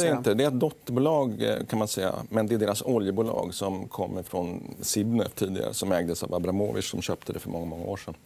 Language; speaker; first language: Swedish; native; Swedish